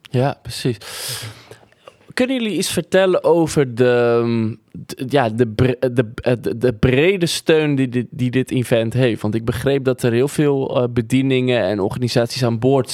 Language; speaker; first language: Dutch; native; Dutch